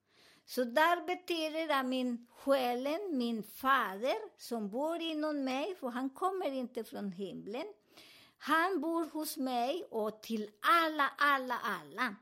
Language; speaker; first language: Swedish; non-native, learner; Spanish